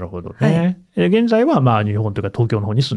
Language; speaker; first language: Japanese; native; Japanese